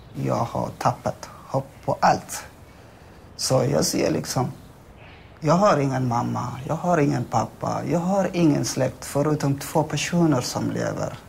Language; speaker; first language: Swedish; non-native, fluent; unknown